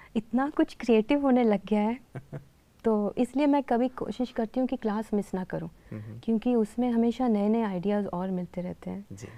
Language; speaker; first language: Hindi; native; Hindi